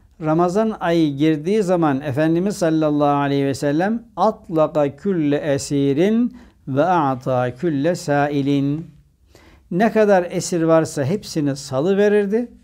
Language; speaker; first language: Turkish; native; Turkish